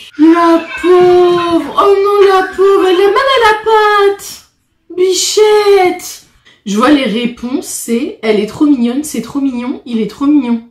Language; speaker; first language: French; native; French